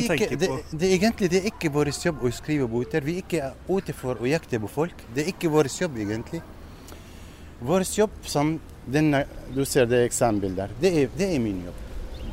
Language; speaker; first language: Norwegian; non-native, learner; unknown